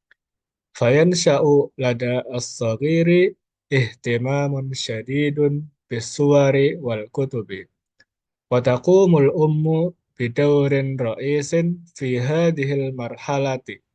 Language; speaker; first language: Arabic; non-native, learner; Indonesian